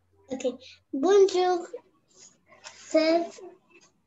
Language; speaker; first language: French; non-native, learner; Arabic